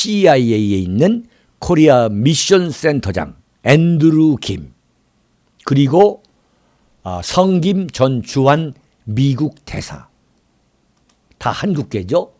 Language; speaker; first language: Korean; native; Korean